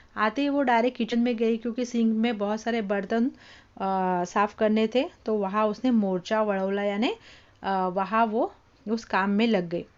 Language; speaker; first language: Hindi; non-native, local second language; Marathi